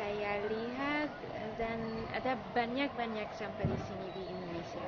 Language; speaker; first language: Indonesian; non-native, learner; Dutch